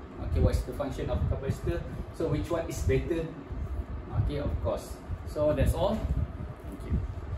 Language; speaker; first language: English; non-native, local second language; Malay